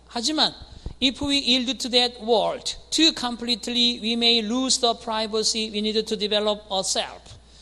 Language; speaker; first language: English; non-native, fluent; Korean